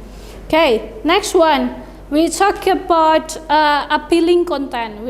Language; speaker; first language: English; non-native, fluent; Indonesian